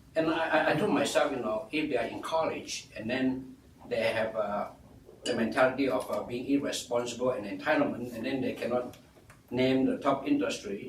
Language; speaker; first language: English; non-native, local second language; Min Nan Chinese